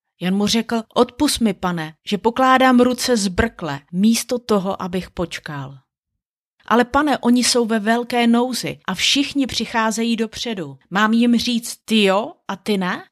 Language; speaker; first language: Czech; native; Czech